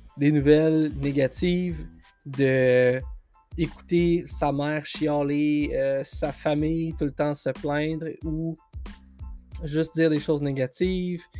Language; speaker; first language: French; native; French